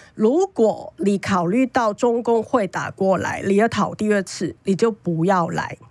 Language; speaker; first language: Chinese; non-native, fluent; Cantonese